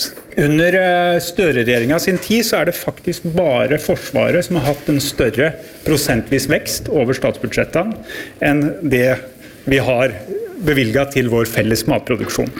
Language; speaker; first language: Norwegian; native; Norwegian